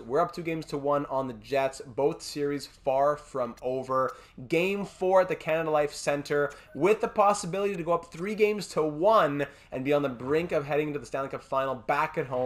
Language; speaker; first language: English; native; English